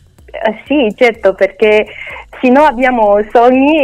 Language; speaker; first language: Italian; non-native, learner; Romanian